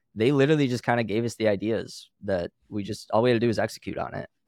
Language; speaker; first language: English; native; English